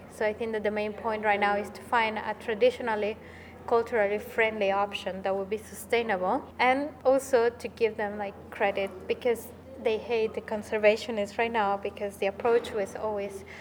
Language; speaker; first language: English; non-native, fluent; Spanish